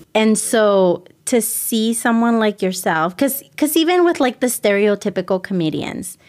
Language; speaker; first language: English; early bilingual, other home language; Spanish